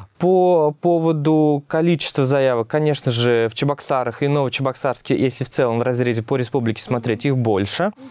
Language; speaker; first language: Russian; native; Russian